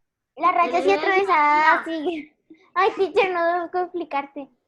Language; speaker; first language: Spanish; native; Spanish